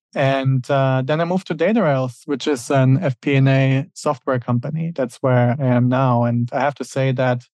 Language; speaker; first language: English; non-native, fluent; German